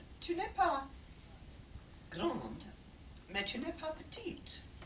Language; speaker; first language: French; non-native, learner; English